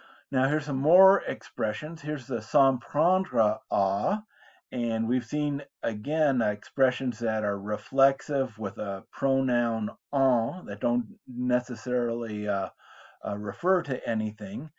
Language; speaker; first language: English; native; English